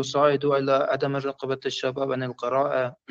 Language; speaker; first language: Arabic; non-native, learner; Persian